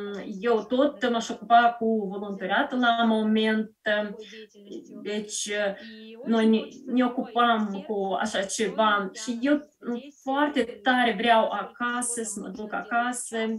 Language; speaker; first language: Romanian; early bilingual, heritage; Romanian